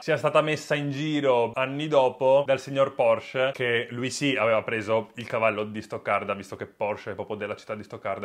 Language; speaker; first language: Italian; native; Italian